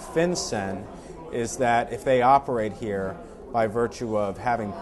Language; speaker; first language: English; native; English